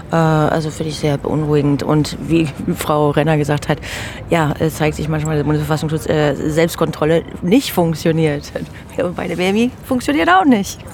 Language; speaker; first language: German; non-native, fluent; English